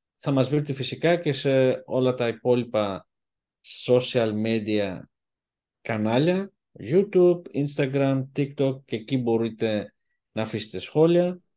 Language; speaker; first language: Greek; early bilingual, heritage; Greek